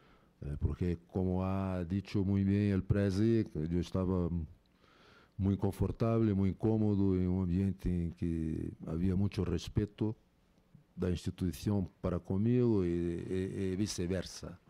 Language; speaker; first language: Spanish; non-native, fluent; Portuguese